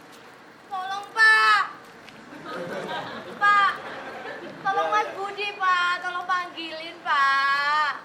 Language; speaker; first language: Indonesian; native; Indonesian